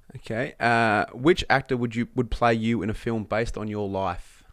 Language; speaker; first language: English; native; English